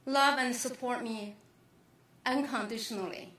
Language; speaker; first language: English; non-native, fluent; Chinese